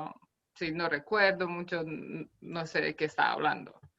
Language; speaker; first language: Spanish; non-native, fluent; Romanian